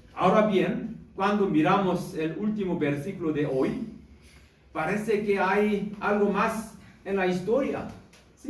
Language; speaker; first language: Spanish; non-native, learner; Korean